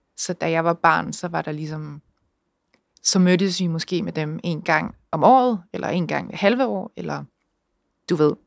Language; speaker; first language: Danish; native; Danish